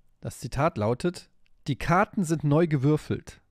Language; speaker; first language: German; native; German